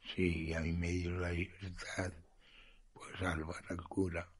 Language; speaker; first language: Spanish; native; Spanish